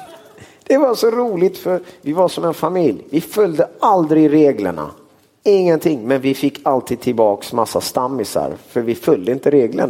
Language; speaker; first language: Swedish; early bilingual, other home language; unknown